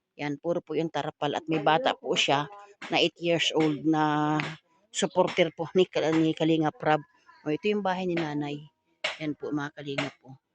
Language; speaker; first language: Filipino; native; Filipino